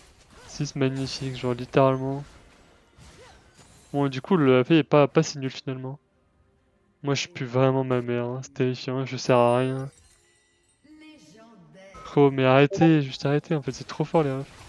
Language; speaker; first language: French; native; French